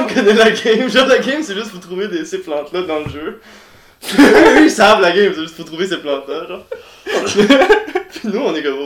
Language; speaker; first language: French; native; French